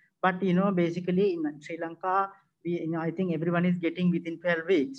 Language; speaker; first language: English; non-native, local second language; Sinhala